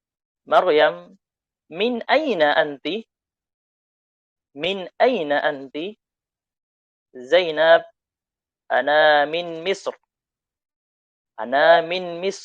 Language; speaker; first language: Arabic; non-native, fluent; Indonesian